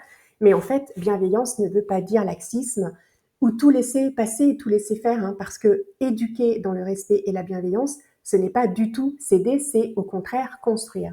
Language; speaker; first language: French; native; French